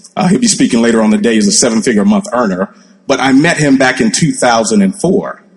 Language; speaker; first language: English; native; English